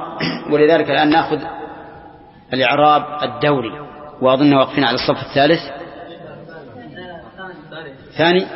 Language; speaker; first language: Arabic; native; Arabic